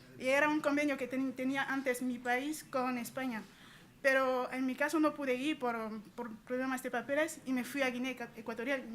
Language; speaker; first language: Spanish; non-native, fluent; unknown